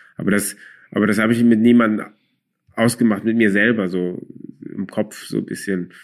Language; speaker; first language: German; early bilingual, other home language; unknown